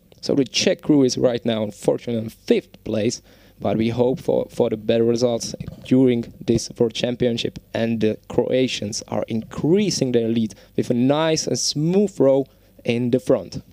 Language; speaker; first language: English; non-native, fluent; Czech